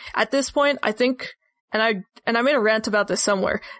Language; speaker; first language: English; native; English